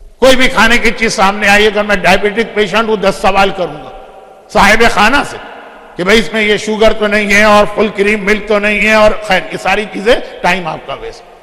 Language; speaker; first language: Urdu; native; Urdu